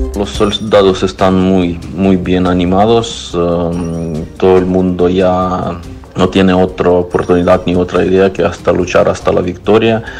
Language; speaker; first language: Spanish; non-native, fluent; Ukrainian